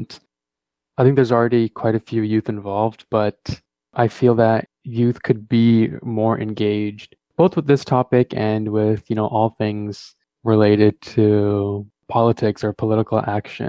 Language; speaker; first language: English; early bilingual, other home language; Tamil